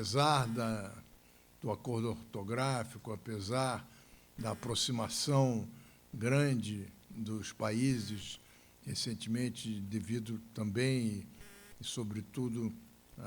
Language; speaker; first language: Portuguese; native; Portuguese